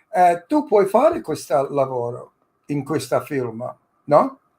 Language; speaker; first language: Italian; early bilingual, heritage; English